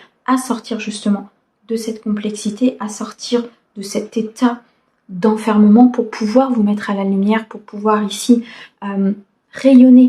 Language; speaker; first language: French; native; French